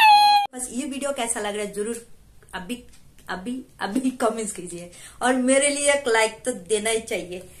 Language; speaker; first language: Hindi; non-native, local second language; Bangla